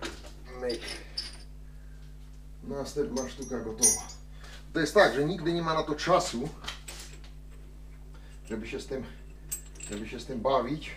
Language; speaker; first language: Polish; native; Polish